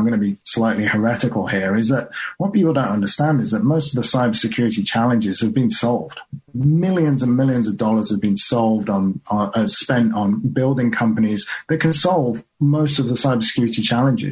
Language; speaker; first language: English; native; English